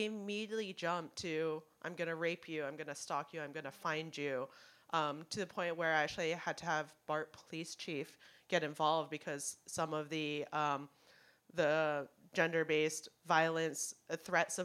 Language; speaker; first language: English; non-native, local second language; Cantonese